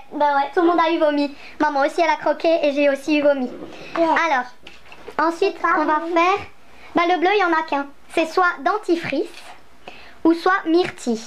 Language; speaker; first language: French; native; French